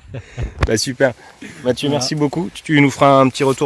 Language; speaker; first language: French; native; French